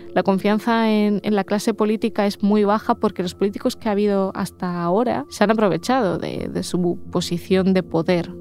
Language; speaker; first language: Spanish; early bilingual, other home language; Russian